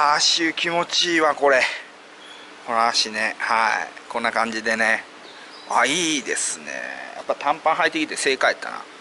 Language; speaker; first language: Japanese; native; Japanese